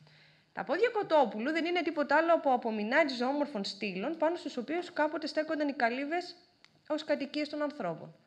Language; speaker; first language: Greek; native; Greek